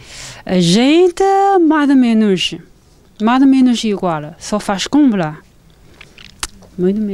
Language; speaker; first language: Portuguese; non-native, learner; Chinese